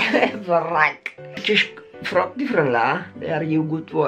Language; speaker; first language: English; non-native, learner; Turkish